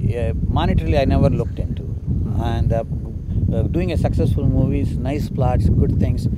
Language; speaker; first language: English; non-native, local second language; Telugu